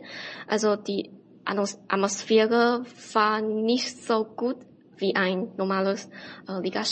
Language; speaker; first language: German; non-native, learner; Chinese